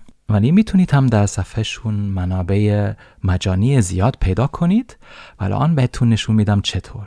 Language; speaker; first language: Persian; non-native, fluent; German